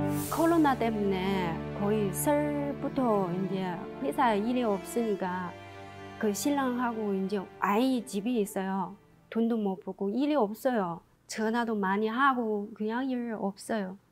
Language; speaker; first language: Korean; non-native, learner; Chinese